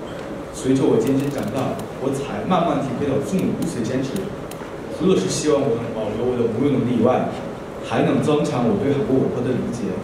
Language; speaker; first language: Chinese; non-native, fluent; Korean